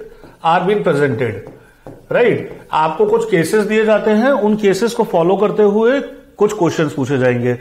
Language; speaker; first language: Hindi; native; Hindi